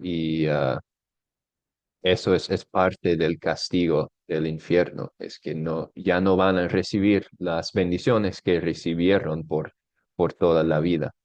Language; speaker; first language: Spanish; non-native, fluent; English